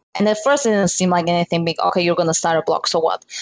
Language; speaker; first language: English; non-native, fluent; Slovak